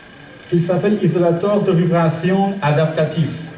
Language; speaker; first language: French; non-native, learner; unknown